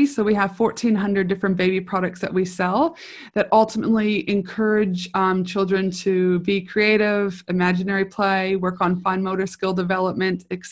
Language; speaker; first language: English; native; English